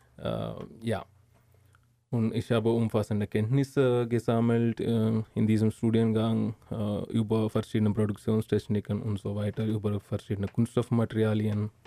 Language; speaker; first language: German; non-native, learner; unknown